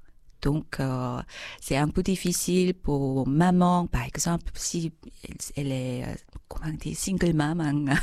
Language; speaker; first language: French; non-native, fluent; Korean